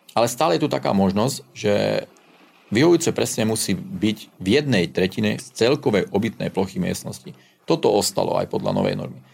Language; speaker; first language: Slovak; non-native, local second language; Hungarian